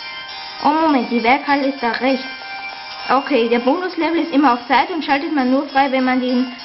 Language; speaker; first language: German; native; German